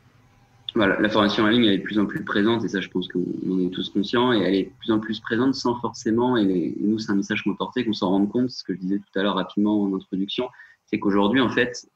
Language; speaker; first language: French; native; French